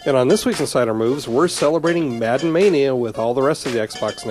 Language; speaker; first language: English; native; English